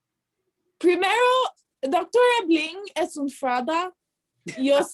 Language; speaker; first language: Spanish; non-native, learner; English